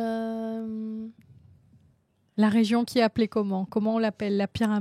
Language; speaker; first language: French; native; French